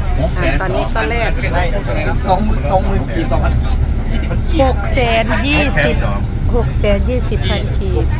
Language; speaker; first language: Thai; native; Thai